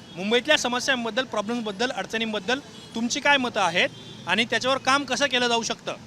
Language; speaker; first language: Marathi; native; Marathi